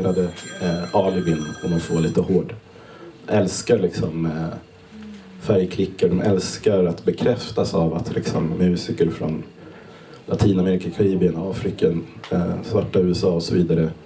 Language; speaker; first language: Swedish; native; Swedish